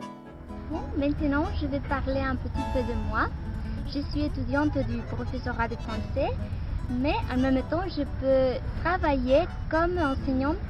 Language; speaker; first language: French; non-native, fluent; Spanish